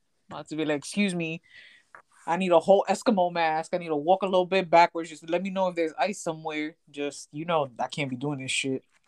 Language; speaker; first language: English; early bilingual, other home language; Spanish